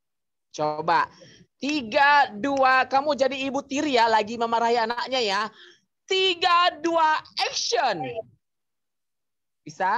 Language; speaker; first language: Indonesian; native; Indonesian